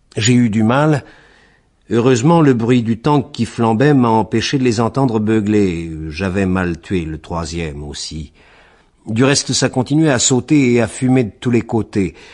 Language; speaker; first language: French; native; French